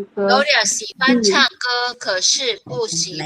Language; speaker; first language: Chinese; non-native, fluent; Filipino